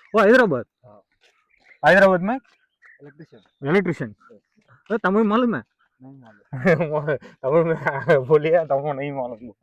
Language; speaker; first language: Hindi; non-native, local second language; Tamil